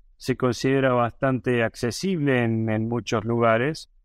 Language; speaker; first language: Spanish; native; Spanish